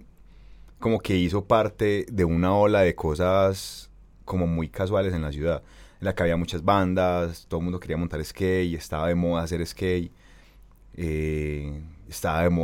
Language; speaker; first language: Spanish; native; Spanish